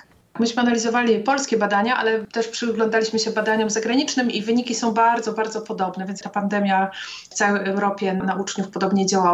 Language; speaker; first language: Polish; native; Polish